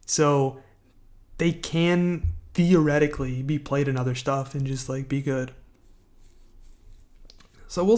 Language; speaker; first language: English; native; English